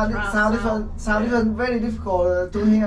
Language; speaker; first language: English; non-native, learner; Vietnamese